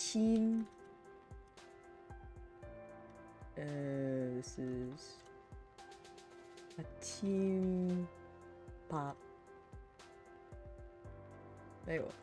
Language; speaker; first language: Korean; non-native, learner; English